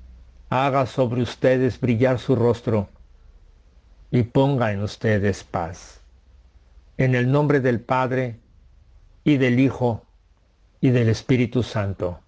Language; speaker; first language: Spanish; native; Spanish